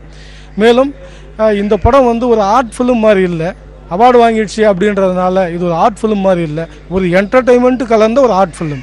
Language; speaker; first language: Tamil; native; Tamil